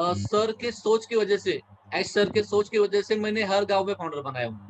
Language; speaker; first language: Hindi; non-native, local second language; Marathi